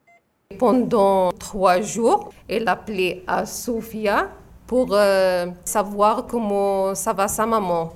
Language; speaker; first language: French; non-native, learner; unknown